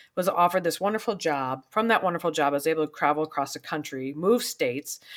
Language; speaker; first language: English; native; English